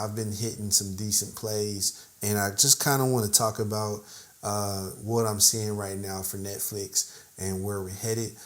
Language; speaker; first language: English; native; English